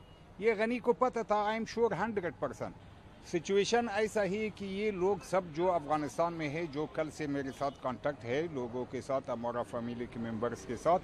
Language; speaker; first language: Hindi; non-native, fluent; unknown